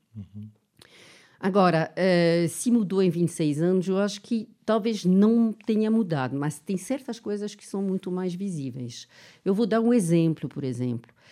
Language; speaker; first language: Portuguese; non-native, fluent; French